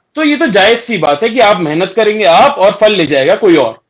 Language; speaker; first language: Hindi; native; Hindi